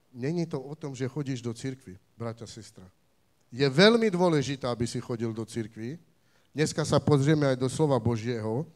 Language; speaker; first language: Slovak; non-native, local second language; Romany